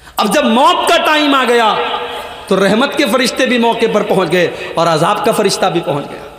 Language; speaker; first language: Urdu; native; Urdu